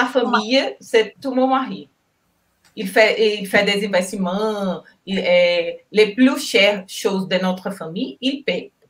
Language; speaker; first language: French; non-native, learner; Portuguese